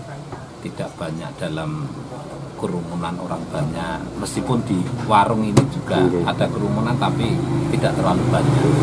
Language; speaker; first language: Indonesian; non-native, local second language; Javanese